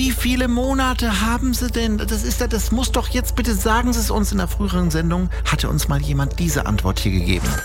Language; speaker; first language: German; native; German